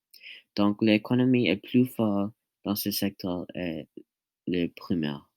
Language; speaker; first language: French; non-native, learner; English